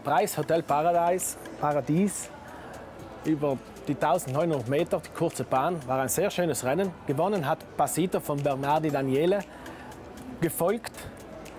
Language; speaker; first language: German; native; German